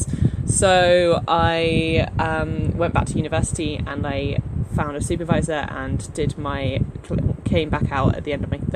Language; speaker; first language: English; native; English